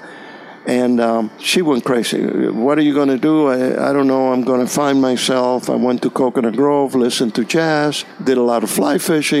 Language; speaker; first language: English; non-native, fluent; Spanish